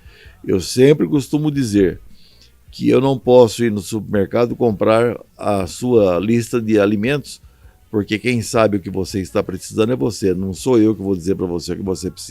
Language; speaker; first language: Portuguese; native; Portuguese